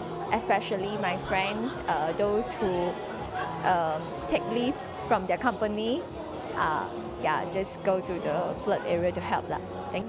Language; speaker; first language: English; non-native, local second language; Chinese